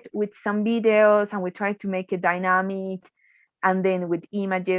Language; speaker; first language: English; non-native, fluent; Spanish